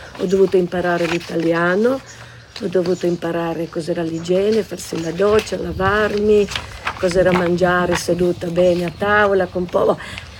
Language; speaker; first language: Italian; non-native, local second language; Slovenian